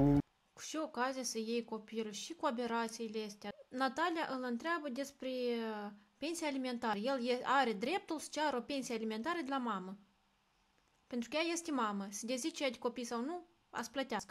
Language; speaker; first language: Romanian; native; Romanian